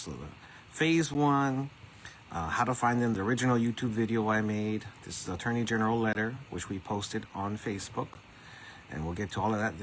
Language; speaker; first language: English; native; English